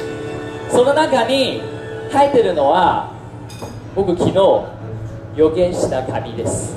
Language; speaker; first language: Japanese; non-native, fluent; Chinese